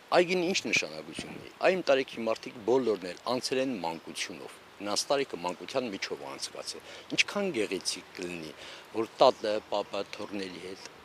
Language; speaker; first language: Armenian; native; Armenian